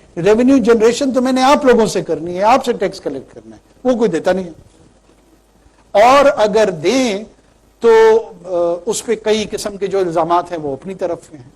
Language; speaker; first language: Urdu; non-native, local second language; Pashto